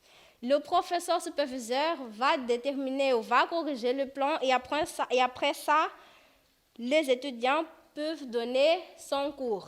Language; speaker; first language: French; non-native, fluent; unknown